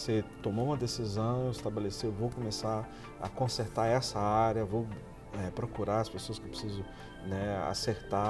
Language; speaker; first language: Portuguese; native; Portuguese